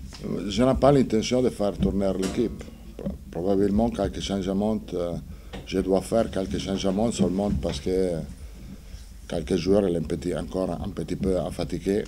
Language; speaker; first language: French; non-native, fluent; Italian